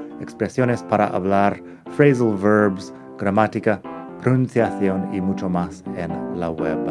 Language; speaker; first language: Spanish; non-native, fluent; English